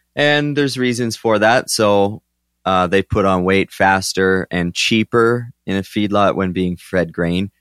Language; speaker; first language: English; native; English